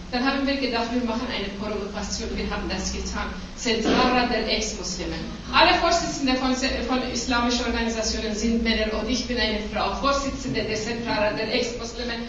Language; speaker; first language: German; non-native, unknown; Persian